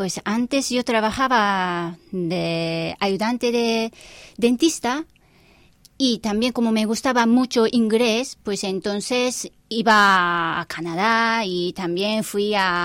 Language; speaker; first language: Spanish; non-native, fluent; Japanese